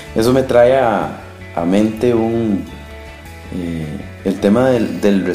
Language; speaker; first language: Spanish; native; Spanish